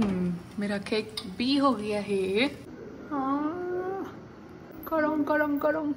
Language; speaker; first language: Hindi; non-native, learner; German